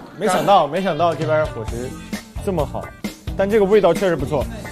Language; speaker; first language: Chinese; native; Chinese